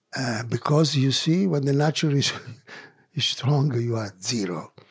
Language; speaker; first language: English; non-native, learner; Italian